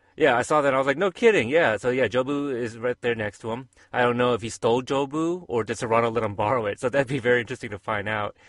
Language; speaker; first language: English; native; English